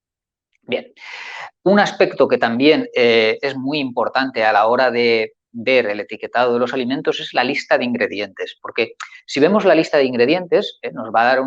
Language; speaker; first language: Spanish; native; Spanish